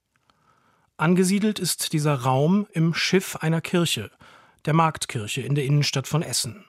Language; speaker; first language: German; native; German